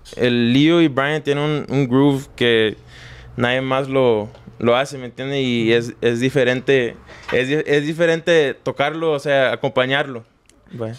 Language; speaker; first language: Spanish; native; Spanish